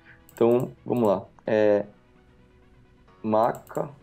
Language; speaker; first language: Portuguese; native; Portuguese